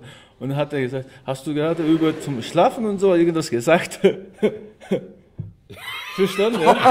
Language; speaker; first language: German; non-native, learner; Mongolian